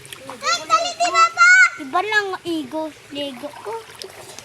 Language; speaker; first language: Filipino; non-native, local second language; Hiligaynon